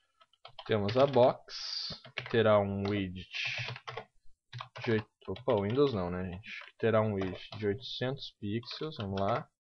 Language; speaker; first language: Portuguese; native; Portuguese